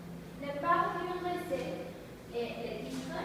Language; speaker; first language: French; non-native, learner; Spanish